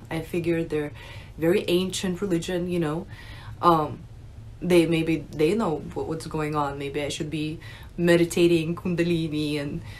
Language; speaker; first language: English; early bilingual, other home language; Russian